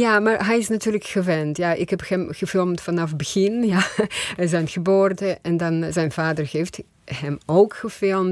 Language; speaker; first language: Dutch; non-native, fluent; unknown